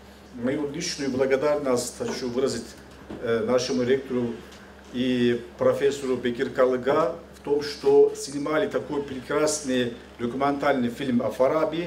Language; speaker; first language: Russian; non-native, fluent; Turkish